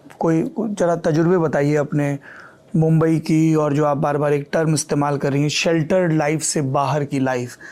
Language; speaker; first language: Hindi; native; Hindi